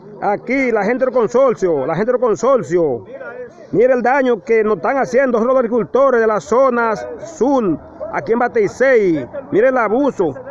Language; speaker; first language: Spanish; native; Spanish